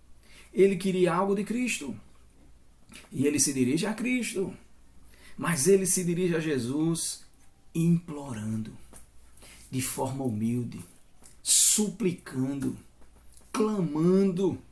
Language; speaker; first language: Portuguese; native; Portuguese